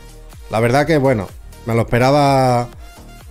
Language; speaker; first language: Spanish; native; Spanish